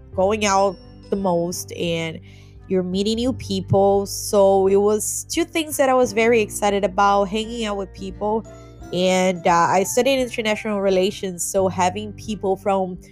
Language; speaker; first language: English; non-native, fluent; Portuguese